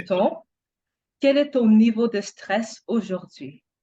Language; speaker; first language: French; non-native, fluent; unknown